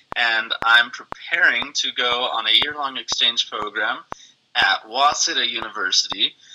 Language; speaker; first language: English; native; English